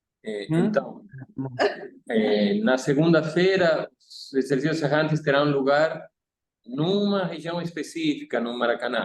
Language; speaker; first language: Portuguese; non-native, fluent; Spanish